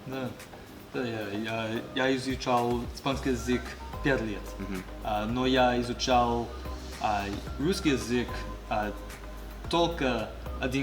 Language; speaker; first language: Russian; non-native, learner; English